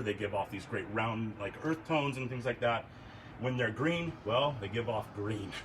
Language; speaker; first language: English; native; English